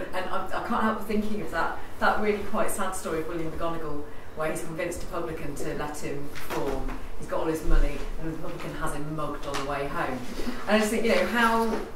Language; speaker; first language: English; native; English